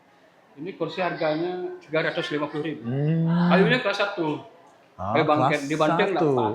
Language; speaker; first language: Indonesian; native; Indonesian